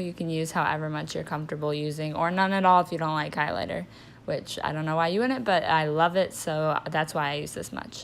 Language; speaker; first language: English; native; English